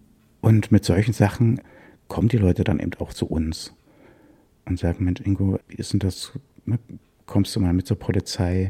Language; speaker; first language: German; native; German